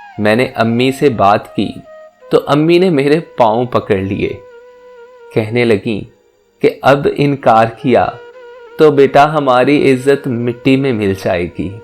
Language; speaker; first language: Urdu; native; Urdu